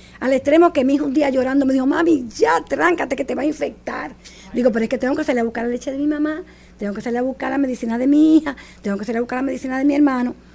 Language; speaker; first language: Spanish; native; Spanish